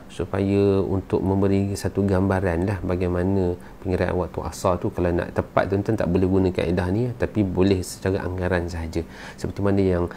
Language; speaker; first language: Malay; native; Malay